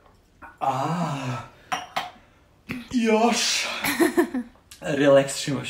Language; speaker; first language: Japanese; non-native, learner; Serbian